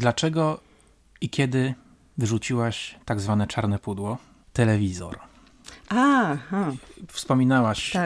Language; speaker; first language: Polish; native; Polish